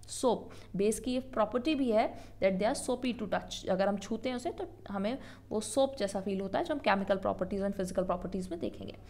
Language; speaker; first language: Hindi; native; Hindi